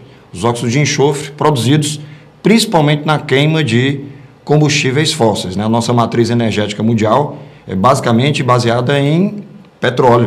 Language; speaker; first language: Portuguese; native; Portuguese